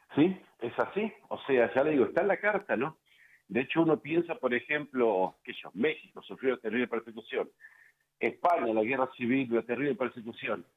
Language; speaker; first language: Spanish; native; Spanish